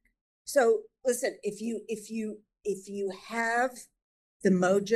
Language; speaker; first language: English; native; English